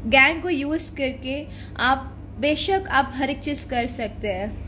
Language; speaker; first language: Hindi; non-native, local second language; Gujarati